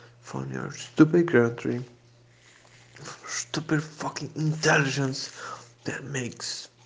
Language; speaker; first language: English; non-native, fluent; Portuguese